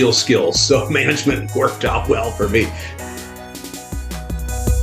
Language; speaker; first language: English; native; English